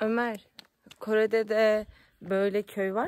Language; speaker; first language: Turkish; native; Turkish